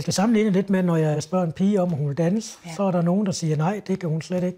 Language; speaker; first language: Danish; native; Danish